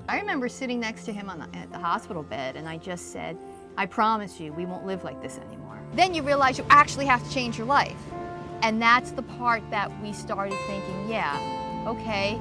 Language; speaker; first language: English; native; English